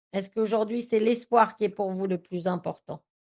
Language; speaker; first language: French; native; French